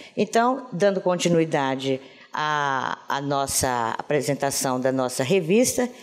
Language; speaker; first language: Portuguese; native; Portuguese